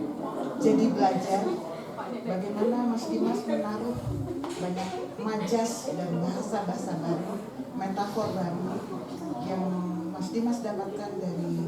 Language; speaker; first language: Indonesian; native; Indonesian